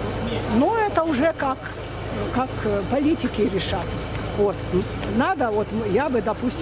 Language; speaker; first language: Russian; native; Russian